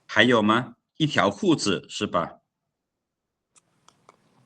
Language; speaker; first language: Chinese; non-native, fluent; Lao